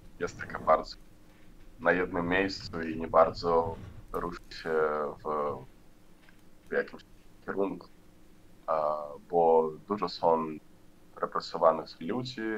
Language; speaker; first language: Polish; non-native, learner; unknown